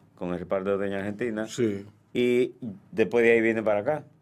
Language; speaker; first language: Spanish; native; Spanish